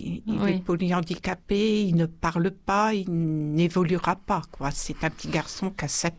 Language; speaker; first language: French; native; French